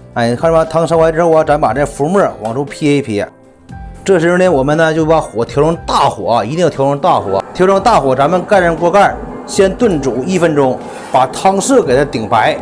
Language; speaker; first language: Chinese; native; Chinese